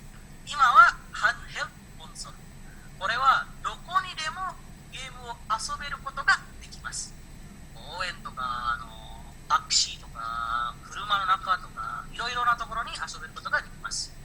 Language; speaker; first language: Japanese; non-native, learner; Indonesian